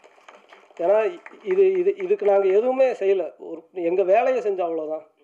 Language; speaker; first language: Tamil; native; Tamil